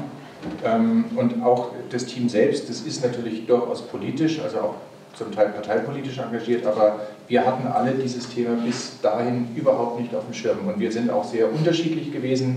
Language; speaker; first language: German; native; German